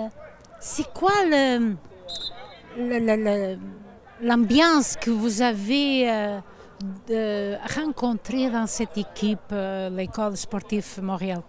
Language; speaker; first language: French; early bilingual, heritage; Portuguese